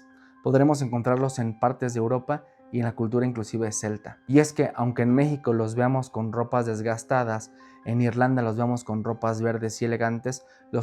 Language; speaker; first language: Spanish; native; Spanish